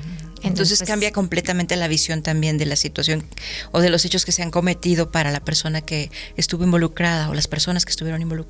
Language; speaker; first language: Spanish; native; Spanish